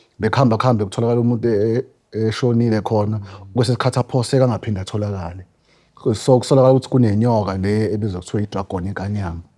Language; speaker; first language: Zulu; native; Zulu